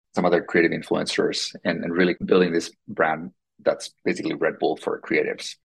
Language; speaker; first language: English; non-native, fluent; Finnish